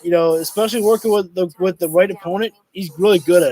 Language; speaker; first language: English; native; English